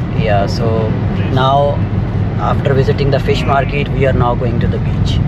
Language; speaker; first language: English; non-native, learner; Urdu